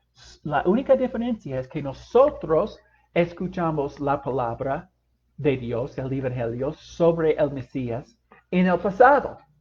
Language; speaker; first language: Spanish; non-native, fluent; English